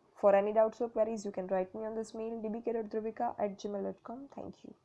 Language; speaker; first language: English; non-native, local second language; Gujarati